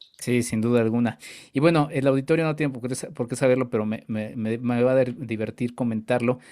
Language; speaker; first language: Spanish; native; Spanish